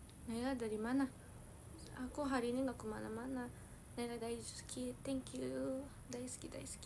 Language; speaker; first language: Indonesian; non-native, learner; Japanese